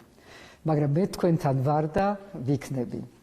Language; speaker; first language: Georgian; early bilingual, heritage; Georgian